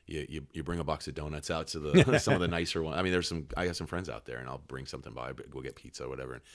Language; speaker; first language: English; native; English